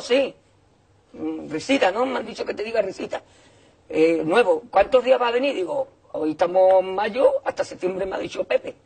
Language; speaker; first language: Spanish; native; Spanish